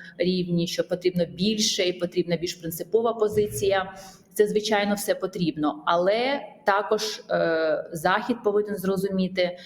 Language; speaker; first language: Ukrainian; non-native, fluent; Georgian